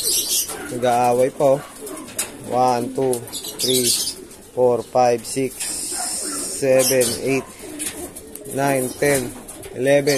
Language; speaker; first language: Filipino; native; Filipino